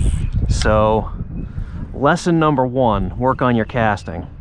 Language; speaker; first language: English; native; English